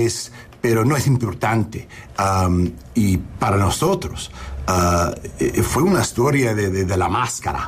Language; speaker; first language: Spanish; non-native, learner; English